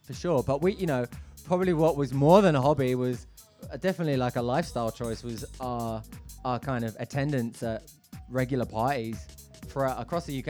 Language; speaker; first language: English; native; English